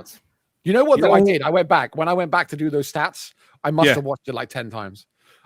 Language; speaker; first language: English; native; English